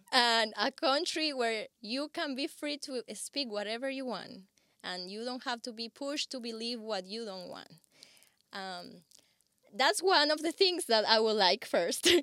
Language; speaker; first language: English; non-native, fluent; Spanish